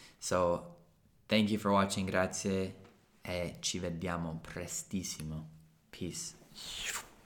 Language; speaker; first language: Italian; non-native, fluent; English